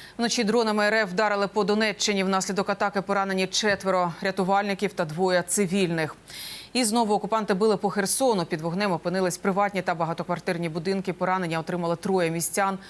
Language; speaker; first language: Ukrainian; native; Ukrainian